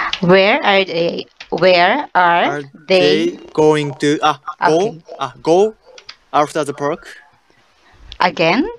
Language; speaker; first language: English; non-native, learner; Japanese